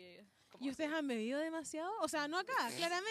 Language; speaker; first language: Spanish; native; Spanish